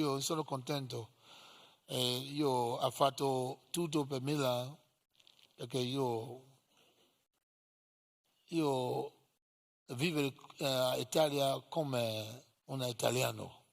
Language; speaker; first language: Italian; non-native, learner; English